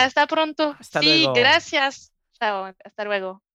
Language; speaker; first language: Spanish; non-native, learner; French